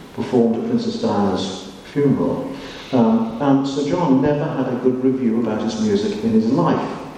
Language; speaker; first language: English; native; English